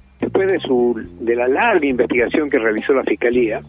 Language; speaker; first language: Spanish; native; Spanish